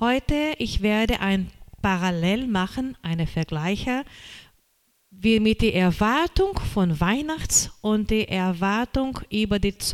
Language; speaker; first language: German; non-native, fluent; Portuguese